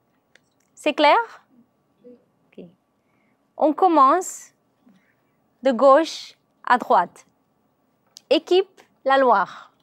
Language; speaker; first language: French; non-native, learner; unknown